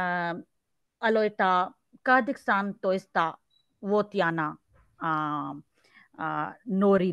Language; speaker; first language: Finnish; non-native, learner; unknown